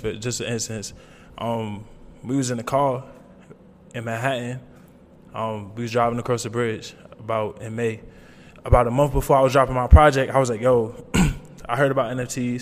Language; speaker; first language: English; native; English